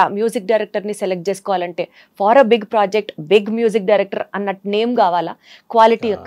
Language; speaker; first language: Telugu; native; Telugu